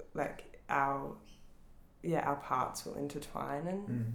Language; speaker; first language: English; native; English